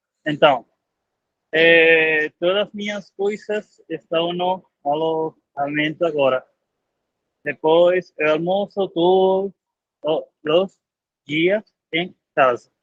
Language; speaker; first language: Portuguese; non-native, learner; Spanish